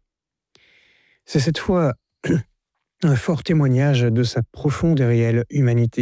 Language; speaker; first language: French; native; French